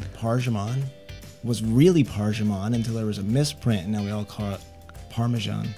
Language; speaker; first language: English; native; English